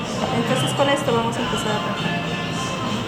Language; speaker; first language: Spanish; native; Spanish